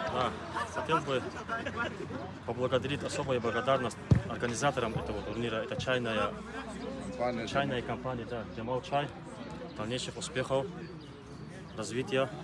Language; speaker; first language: Russian; non-native, local second language; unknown